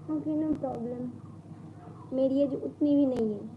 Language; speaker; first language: Hindi; non-native, local second language; Bangla